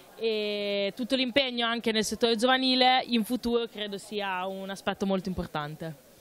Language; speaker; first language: Italian; native; Italian